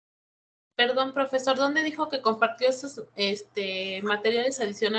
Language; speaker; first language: Spanish; native; Spanish